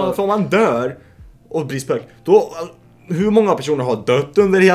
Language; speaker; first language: Swedish; early bilingual, other home language; Lithuanian